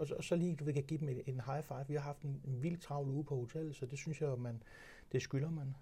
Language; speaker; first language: Danish; native; Danish